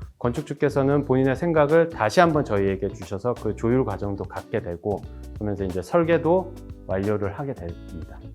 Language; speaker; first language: Korean; native; Korean